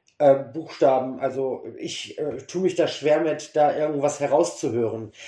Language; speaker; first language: German; native; German